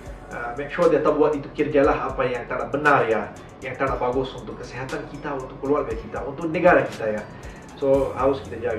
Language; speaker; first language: Indonesian; non-native, learner; Malay